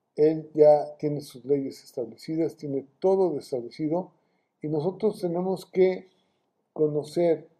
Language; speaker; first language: Spanish; native; Spanish